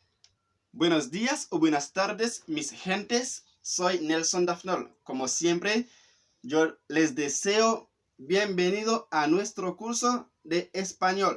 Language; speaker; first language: Spanish; non-native, fluent; Haitian Creole